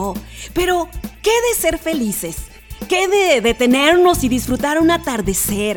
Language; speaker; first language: Spanish; native; Spanish